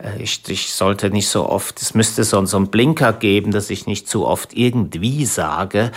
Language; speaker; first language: German; native; German